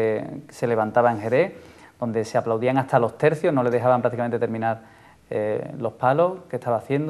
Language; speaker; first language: Spanish; native; Spanish